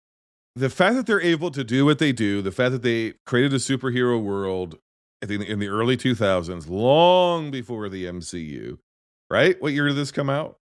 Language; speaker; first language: English; native; English